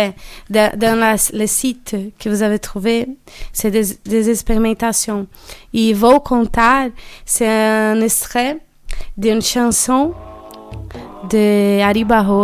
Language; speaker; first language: French; non-native, learner; Portuguese